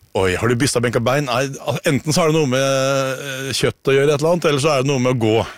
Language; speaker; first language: Norwegian; native; Norwegian